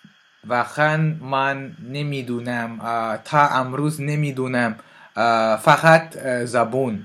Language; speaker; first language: Persian; non-native, learner; French